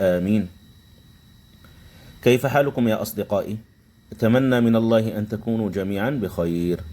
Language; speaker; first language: Arabic; non-native, fluent; Indonesian